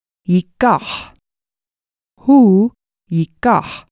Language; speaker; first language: Hebrew; non-native, fluent; English